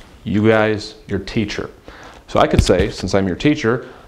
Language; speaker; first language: English; native; English